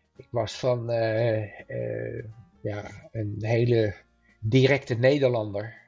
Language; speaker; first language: Dutch; native; Dutch